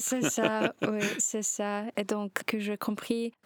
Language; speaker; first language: French; non-native, learner; Ukrainian